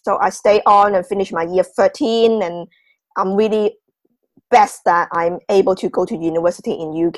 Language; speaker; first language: English; non-native, local second language; Cantonese